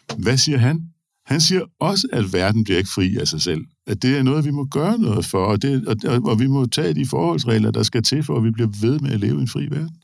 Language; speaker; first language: Danish; native; Danish